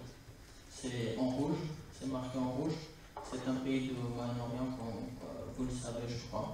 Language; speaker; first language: French; non-native, fluent; Kurdish